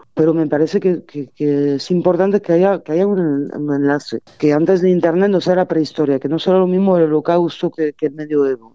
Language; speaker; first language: Spanish; non-native, fluent; French